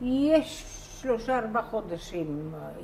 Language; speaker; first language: Hebrew; non-native, fluent; Bulgarian